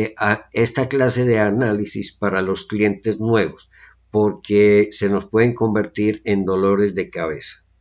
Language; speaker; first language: Spanish; native; Spanish